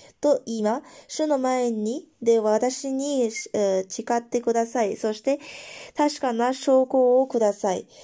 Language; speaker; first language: Japanese; non-native, fluent; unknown